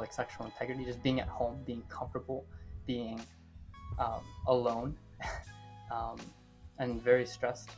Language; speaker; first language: English; native; English